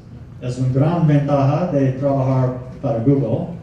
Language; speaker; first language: Spanish; non-native, fluent; English